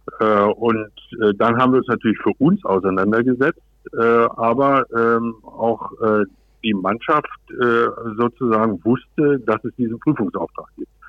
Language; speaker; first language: German; native; German